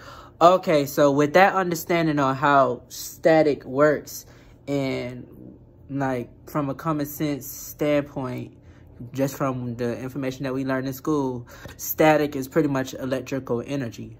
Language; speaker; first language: English; native; English